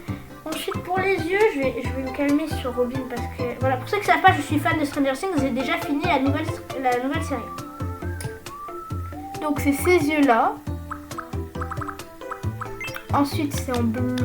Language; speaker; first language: French; native; French